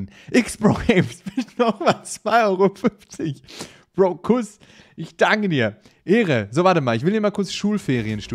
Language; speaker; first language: German; native; German